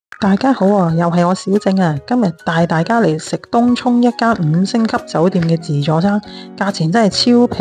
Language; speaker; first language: Chinese; native; Chinese